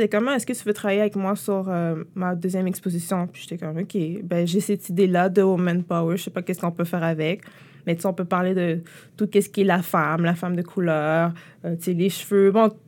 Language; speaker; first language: French; native; French